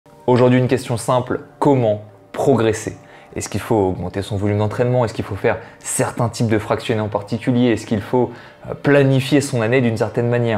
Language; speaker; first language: French; native; French